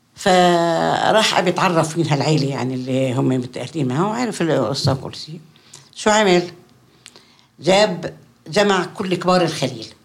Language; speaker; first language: Arabic; native; Arabic